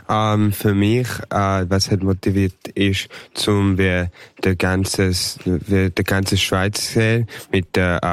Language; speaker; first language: German; early bilingual, heritage; English